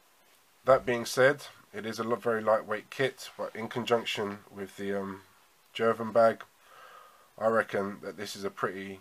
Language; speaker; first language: English; native; English